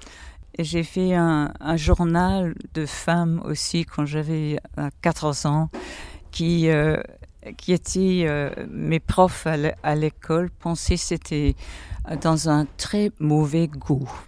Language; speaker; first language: French; non-native, fluent; English